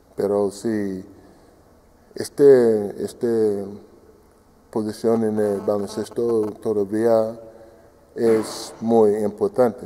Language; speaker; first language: Spanish; non-native, fluent; English